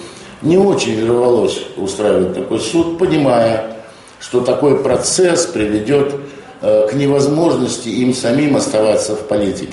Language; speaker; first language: Russian; native; Russian